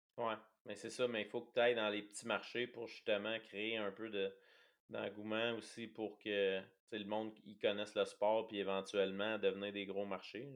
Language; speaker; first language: French; native; French